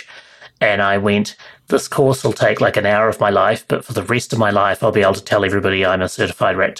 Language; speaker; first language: English; native; English